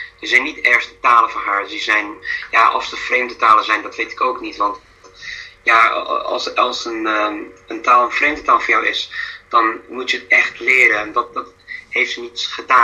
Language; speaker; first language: Dutch; non-native, fluent; English